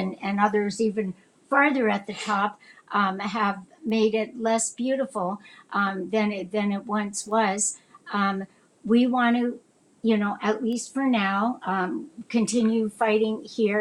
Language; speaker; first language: English; native; English